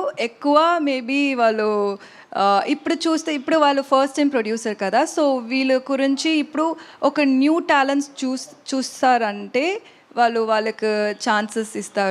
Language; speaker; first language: Telugu; non-native, learner; Tamil